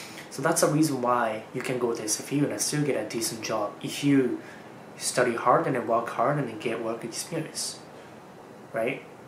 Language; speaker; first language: English; non-native, fluent; Japanese